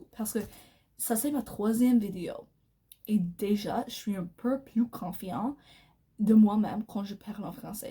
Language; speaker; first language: French; non-native, learner; English